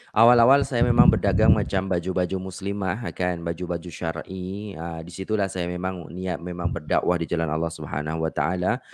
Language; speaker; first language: Malay; non-native, fluent; Indonesian